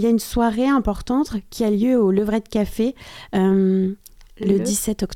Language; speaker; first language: French; native; French